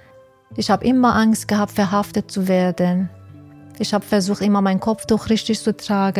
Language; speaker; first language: German; non-native, learner; Persian